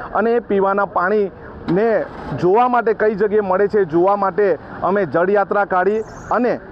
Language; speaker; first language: Gujarati; native; Gujarati